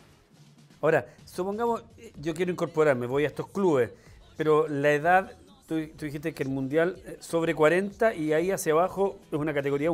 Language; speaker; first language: Spanish; native; Spanish